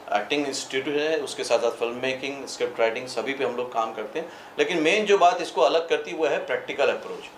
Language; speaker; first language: Hindi; native; Hindi